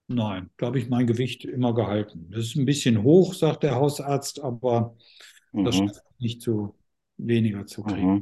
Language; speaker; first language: German; native; German